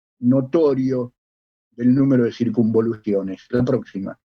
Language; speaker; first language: Spanish; native; Spanish